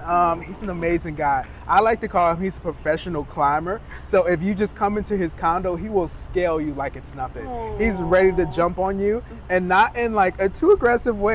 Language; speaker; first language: English; native; English